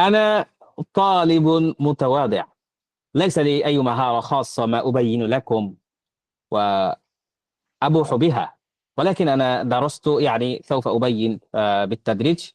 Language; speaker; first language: Arabic; non-native, fluent; Bangla